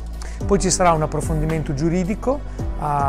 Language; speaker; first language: Italian; native; Italian